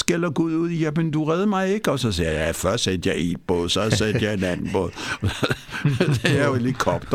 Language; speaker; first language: Danish; early bilingual, other home language; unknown